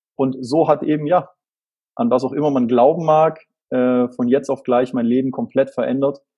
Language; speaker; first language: German; native; German